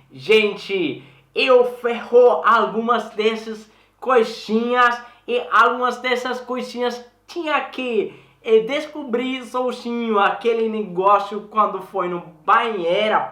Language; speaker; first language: Portuguese; non-native, learner; Swedish